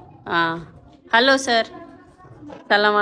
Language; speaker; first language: Hindi; non-native, local second language; Telugu